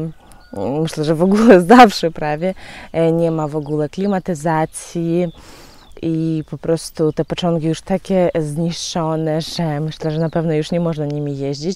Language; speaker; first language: Polish; non-native, fluent; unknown